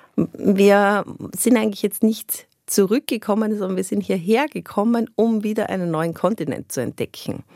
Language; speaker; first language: German; native; German